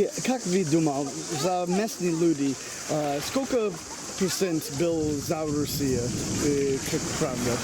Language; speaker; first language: Russian; non-native, learner; English